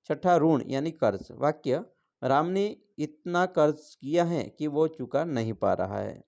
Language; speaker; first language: Hindi; non-native, local second language; Gujarati